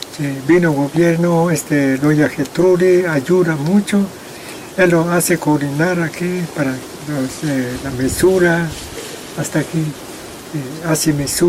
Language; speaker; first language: Spanish; non-native, local second language; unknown